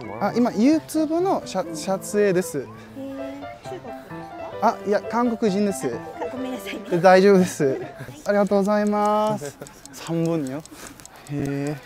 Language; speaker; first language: Japanese; non-native, learner; Korean